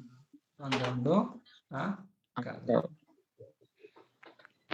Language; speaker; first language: Italian; non-native, fluent; Bangla